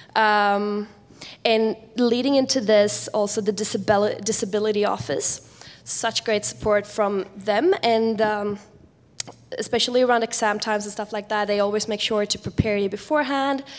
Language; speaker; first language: English; non-native, fluent; Swedish